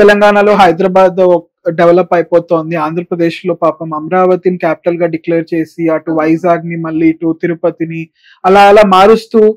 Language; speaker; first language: Telugu; native; Telugu